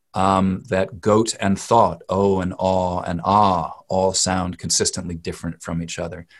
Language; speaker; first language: English; native; English